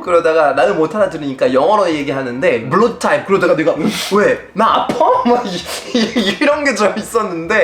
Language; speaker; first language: Korean; non-native, fluent; French